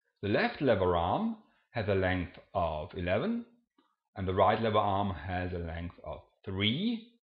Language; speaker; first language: English; non-native, fluent; German